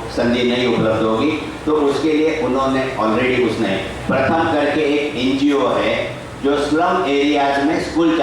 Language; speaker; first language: Hindi; non-native, local second language; Marathi